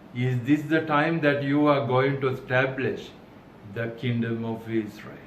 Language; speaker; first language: English; non-native, local second language; Sinhala